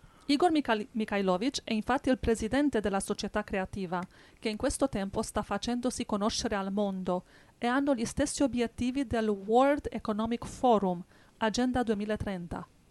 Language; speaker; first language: Italian; native; Italian